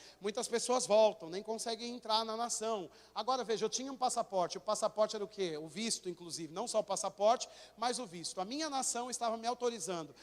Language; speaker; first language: Portuguese; native; Portuguese